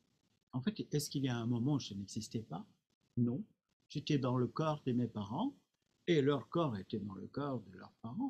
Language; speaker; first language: French; non-native, fluent; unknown